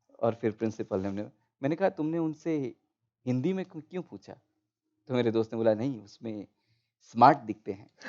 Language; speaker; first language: Hindi; non-native, local second language; Gujarati